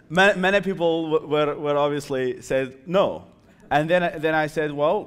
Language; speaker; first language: English; non-native, fluent; Arabic